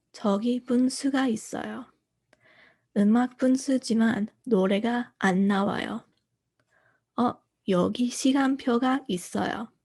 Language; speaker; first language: Korean; non-native, fluent; English